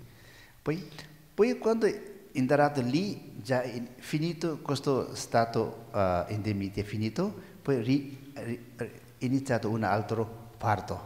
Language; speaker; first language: Italian; non-native, learner; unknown